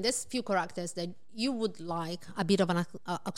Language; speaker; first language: English; non-native, fluent; Italian